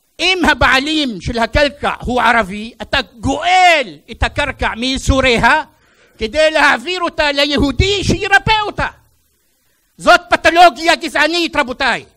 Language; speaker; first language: Hebrew; non-native, local second language; Arabic